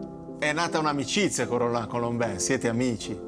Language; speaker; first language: Italian; native; Italian